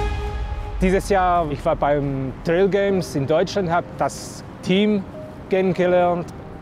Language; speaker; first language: German; non-native, fluent; Portuguese